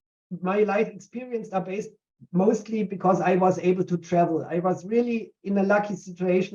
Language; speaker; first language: English; non-native, fluent; German